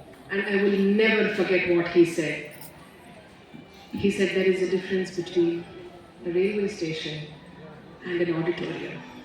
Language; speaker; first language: English; non-native, local second language; Telugu